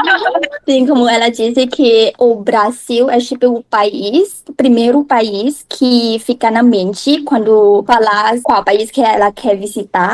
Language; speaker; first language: Portuguese; non-native, learner; Thai